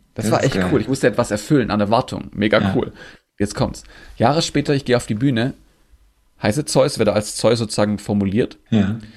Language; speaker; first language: German; non-native, local second language; Greek